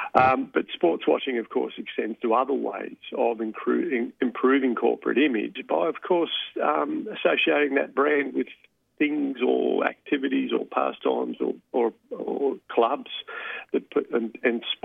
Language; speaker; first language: English; native; English